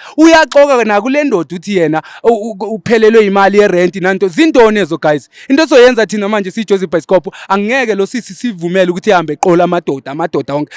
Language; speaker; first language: Zulu; non-native, local second language; Xhosa